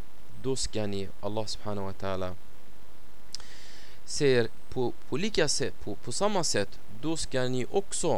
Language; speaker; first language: Swedish; non-native, fluent; Arabic